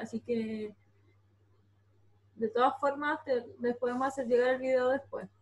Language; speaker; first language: Spanish; native; Spanish